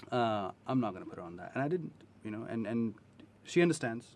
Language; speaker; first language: English; native; English